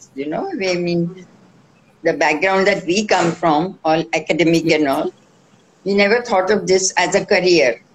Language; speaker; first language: English; non-native, local second language; Marathi